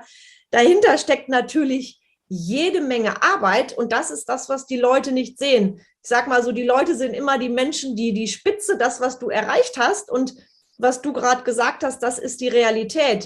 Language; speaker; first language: German; native; German